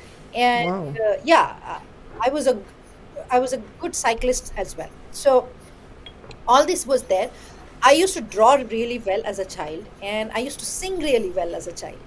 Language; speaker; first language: English; non-native, local second language; Bangla